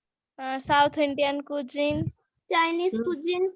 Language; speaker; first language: English; non-native, learner; Odia